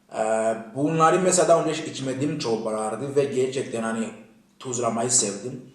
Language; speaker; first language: Turkish; non-native, fluent; Kinyarwanda